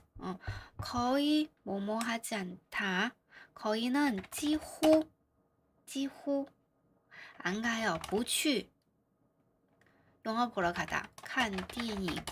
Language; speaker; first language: Korean; non-native, fluent; Chinese